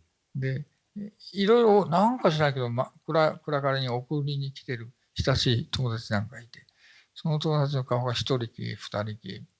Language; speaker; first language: Japanese; native; Japanese